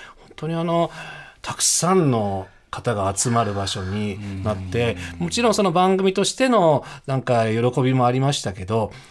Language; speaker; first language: Japanese; native; Japanese